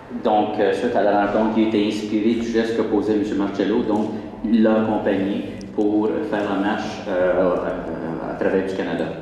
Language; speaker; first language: French; native; French